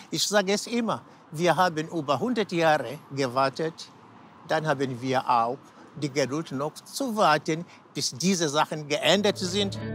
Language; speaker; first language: German; non-native, fluent; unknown